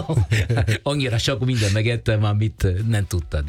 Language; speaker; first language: Hungarian; non-native, fluent; Italian